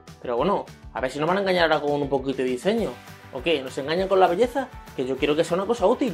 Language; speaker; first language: Spanish; native; Spanish